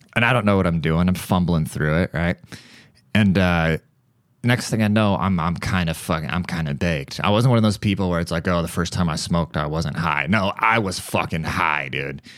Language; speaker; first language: English; early bilingual, other home language; German